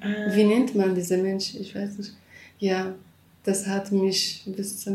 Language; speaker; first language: German; non-native, learner; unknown